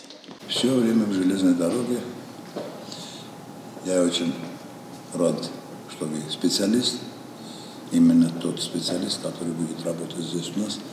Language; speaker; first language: Russian; non-native, fluent; Armenian